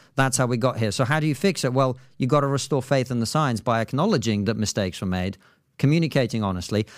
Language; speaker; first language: English; non-native, fluent; Russian